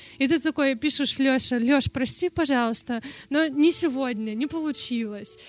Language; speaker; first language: Russian; non-native, local second language; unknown